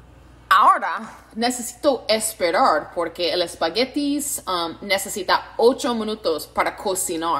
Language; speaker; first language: Spanish; non-native, learner; English